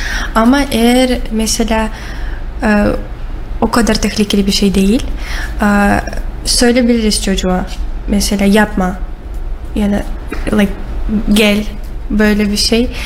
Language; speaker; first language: Turkish; non-native, learner; Russian